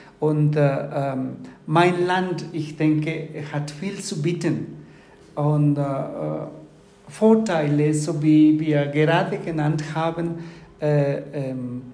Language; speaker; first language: German; non-native, fluent; Spanish